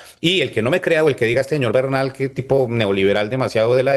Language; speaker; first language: Spanish; native; Spanish